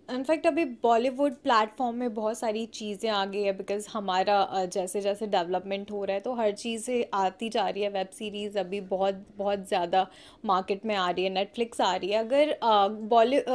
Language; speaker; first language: Hindi; native; Hindi